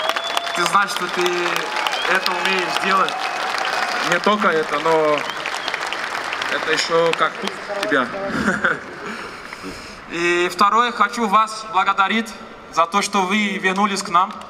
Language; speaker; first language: Russian; non-native, learner; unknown